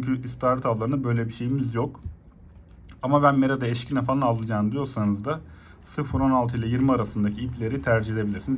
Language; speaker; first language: Turkish; native; Turkish